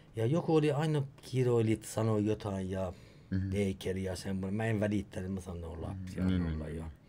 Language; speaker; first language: Finnish; non-native, fluent; Persian